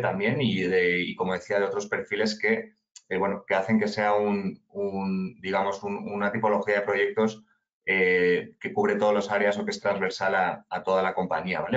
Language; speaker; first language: Spanish; native; Spanish